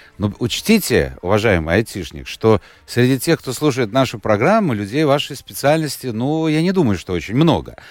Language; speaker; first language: Russian; native; Russian